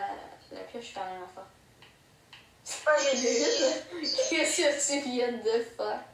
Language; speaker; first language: French; native; French